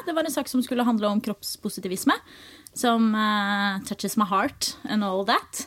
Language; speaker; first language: Norwegian; native; Norwegian